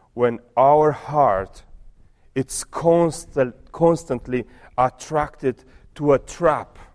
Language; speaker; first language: English; non-native, fluent; Romanian